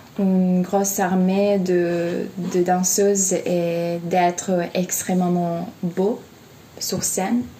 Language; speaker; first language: French; non-native, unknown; Italian